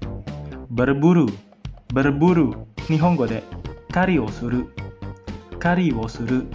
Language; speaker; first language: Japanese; non-native, fluent; Indonesian